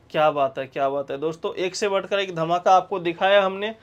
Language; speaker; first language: Hindi; non-native, local second language; Marathi